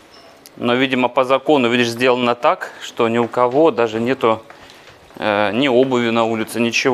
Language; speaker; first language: Russian; native; Russian